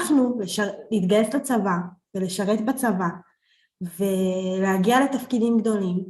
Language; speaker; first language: Hebrew; early bilingual, other home language; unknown